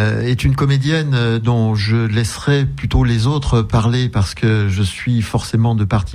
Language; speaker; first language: French; native; French